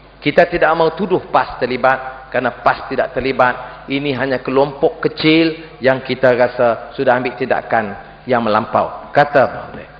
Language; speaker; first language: Malay; native; Malay